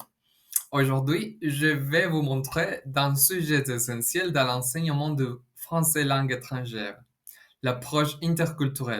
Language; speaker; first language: French; non-native, fluent; Spanish